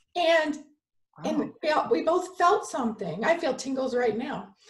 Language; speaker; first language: English; native; English